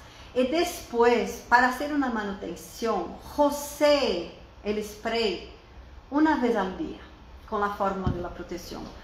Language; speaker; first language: Spanish; non-native, fluent; Portuguese